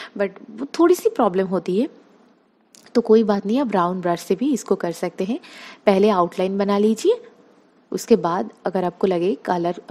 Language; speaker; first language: Hindi; non-native, local second language; Bangla